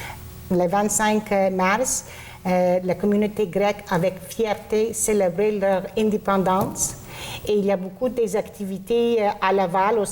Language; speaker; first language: French; non-native, local second language; Greek